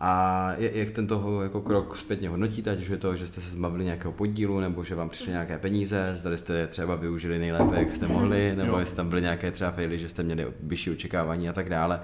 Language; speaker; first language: Czech; native; Czech